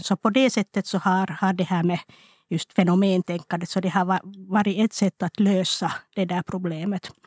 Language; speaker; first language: Swedish; non-native, local second language; Finnish